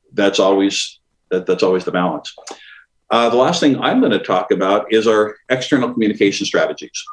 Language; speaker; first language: English; native; English